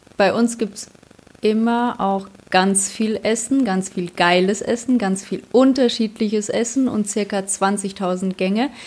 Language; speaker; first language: German; early bilingual, other home language; Polish